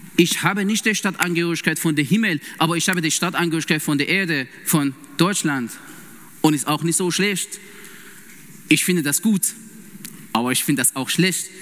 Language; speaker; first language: German; non-native, fluent; Persian